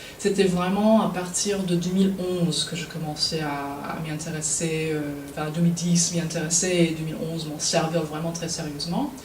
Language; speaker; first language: French; non-native, fluent; English